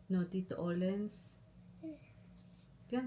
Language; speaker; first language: English; non-native, local second language; Filipino